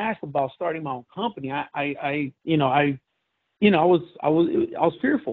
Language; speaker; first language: English; native; English